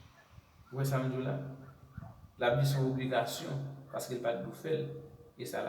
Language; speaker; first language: French; non-native, learner; Haitian Creole